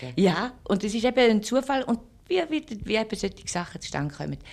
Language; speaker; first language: German; early bilingual, other home language; French